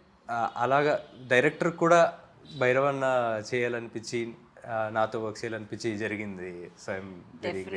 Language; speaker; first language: Telugu; native; Telugu